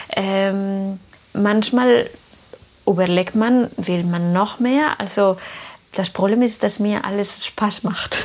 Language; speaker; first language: German; non-native, fluent; Spanish